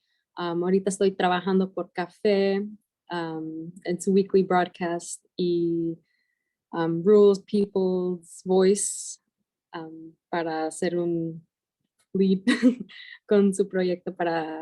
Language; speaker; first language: Spanish; early bilingual, heritage; Spanish